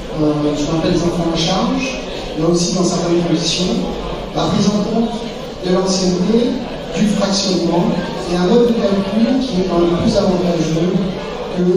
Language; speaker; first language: French; native; French